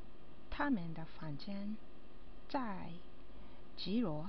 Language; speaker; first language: Chinese; non-native, learner; Japanese